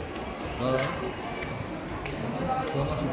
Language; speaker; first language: Russian; non-native, learner; Turkish